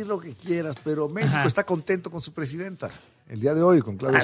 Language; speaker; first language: Spanish; native; Spanish